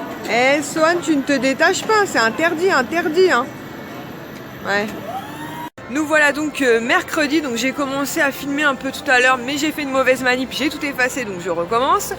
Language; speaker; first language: French; native; French